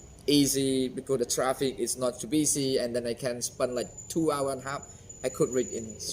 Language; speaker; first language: English; non-native, fluent; Khmer